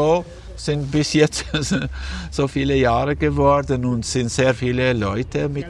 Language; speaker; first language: German; non-native, fluent; Albanian